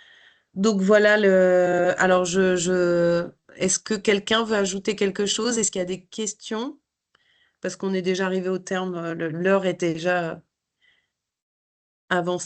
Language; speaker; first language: French; native; French